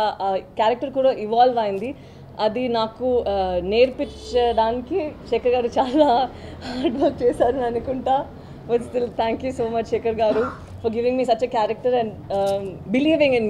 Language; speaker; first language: Telugu; non-native, learner; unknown